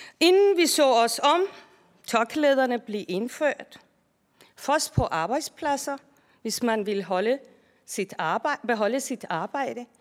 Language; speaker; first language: Danish; non-native, fluent; Persian